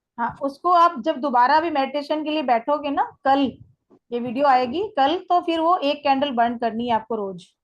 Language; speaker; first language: Hindi; native; Hindi